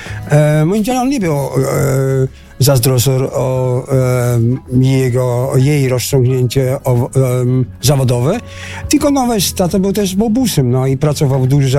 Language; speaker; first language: Polish; early bilingual, heritage; Dutch